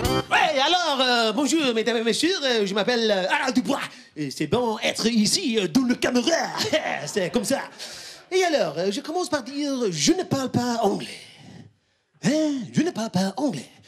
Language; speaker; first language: French; non-native, fluent; English